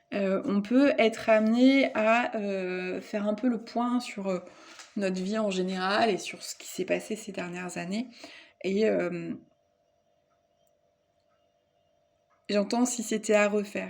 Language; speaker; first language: French; native; French